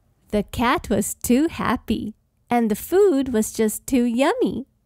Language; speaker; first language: English; non-native, fluent; Chinese